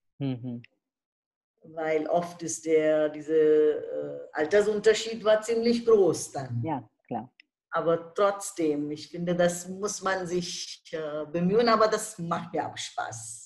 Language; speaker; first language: German; non-native, fluent; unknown